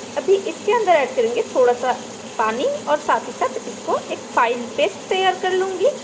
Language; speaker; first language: Hindi; non-native, local second language; Bangla